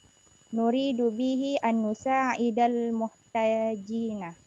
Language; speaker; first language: Arabic; non-native, learner; Indonesian